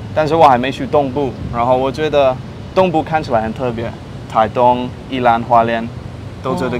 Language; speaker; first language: Chinese; non-native, fluent; English